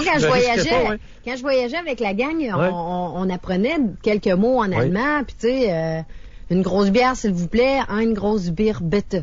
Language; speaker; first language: French; native; French